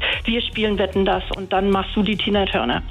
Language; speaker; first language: German; native; German